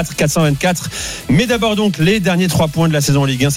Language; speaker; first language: French; native; French